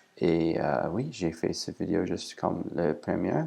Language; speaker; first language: French; non-native, learner; English